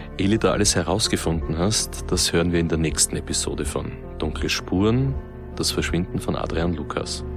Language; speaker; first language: German; native; German